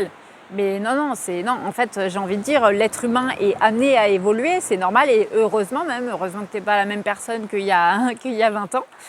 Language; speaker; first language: French; native; French